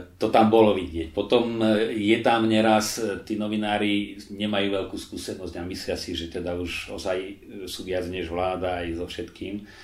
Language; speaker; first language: Slovak; native; Slovak